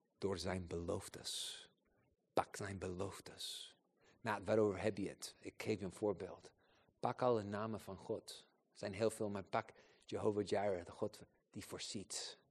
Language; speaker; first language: Dutch; non-native, fluent; English